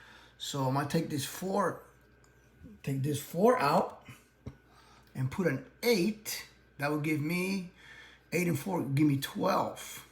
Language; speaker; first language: English; native; English